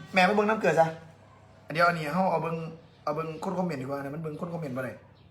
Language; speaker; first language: Thai; native; Thai